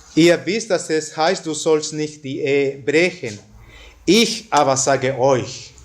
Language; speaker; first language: German; non-native, fluent; Spanish